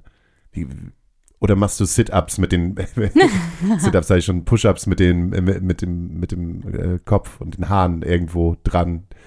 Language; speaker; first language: German; native; German